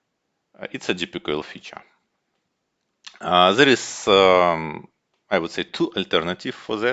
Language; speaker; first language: English; non-native, fluent; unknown